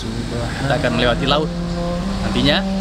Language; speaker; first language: Indonesian; native; Indonesian